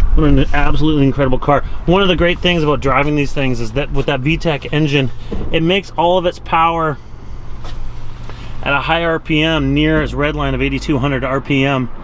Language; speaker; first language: English; native; English